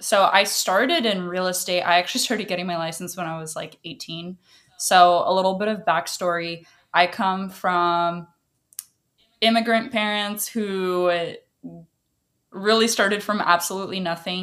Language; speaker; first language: English; early bilingual, other home language; Russian